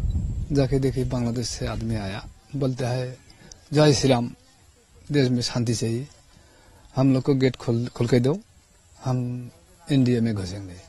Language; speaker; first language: Hindi; non-native, local second language; Bangla